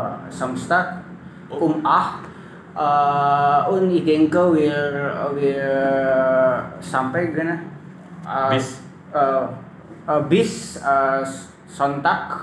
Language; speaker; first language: German; non-native, learner; Indonesian